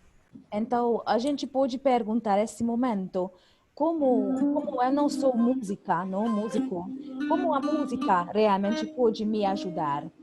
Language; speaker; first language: Portuguese; non-native, fluent; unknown